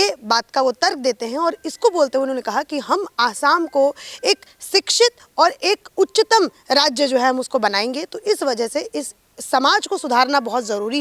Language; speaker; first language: Hindi; native; Hindi